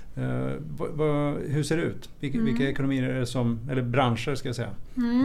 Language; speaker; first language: Swedish; native; Swedish